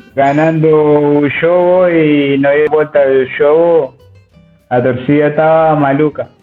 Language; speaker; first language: Portuguese; non-native, learner; Spanish